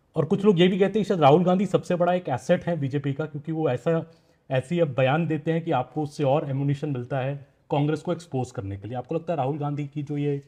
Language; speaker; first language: Hindi; native; Hindi